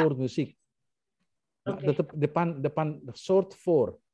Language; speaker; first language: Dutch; non-native, learner; Indonesian